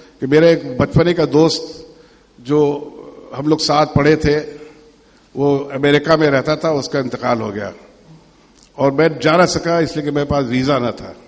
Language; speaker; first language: Urdu; native; Urdu